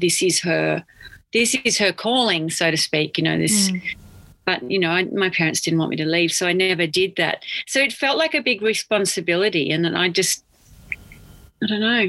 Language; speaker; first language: English; native; English